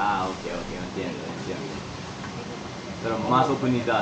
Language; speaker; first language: Spanish; non-native, learner; English